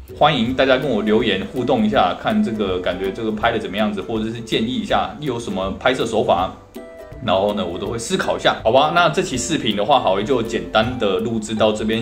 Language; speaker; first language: Chinese; native; Chinese